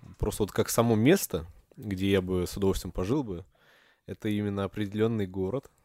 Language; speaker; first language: Russian; native; Russian